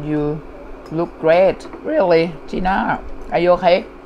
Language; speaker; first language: English; non-native, learner; Thai